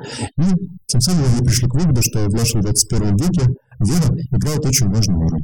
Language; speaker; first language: Russian; native; Russian